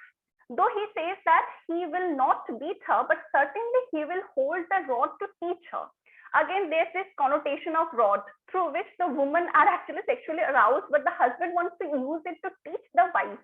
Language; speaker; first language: English; non-native, local second language; Bangla